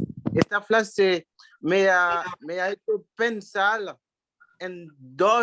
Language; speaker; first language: Spanish; non-native, fluent; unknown